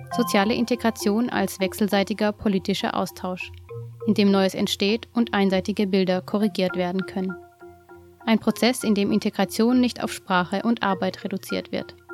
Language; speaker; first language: German; native; German